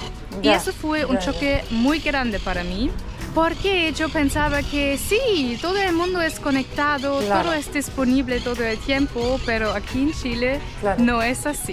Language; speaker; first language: Spanish; non-native, fluent; German